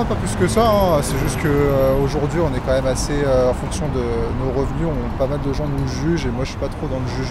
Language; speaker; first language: French; native; French